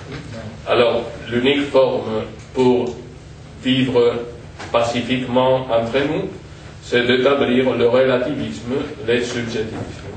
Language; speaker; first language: French; non-native, fluent; Spanish